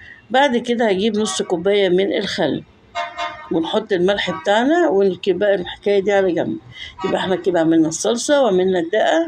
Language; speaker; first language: Arabic; native; Arabic